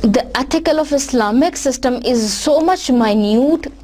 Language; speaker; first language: English; non-native, local second language; Urdu